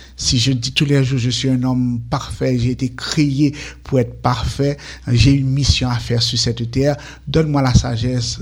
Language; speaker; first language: French; non-native, local second language; Haitian Creole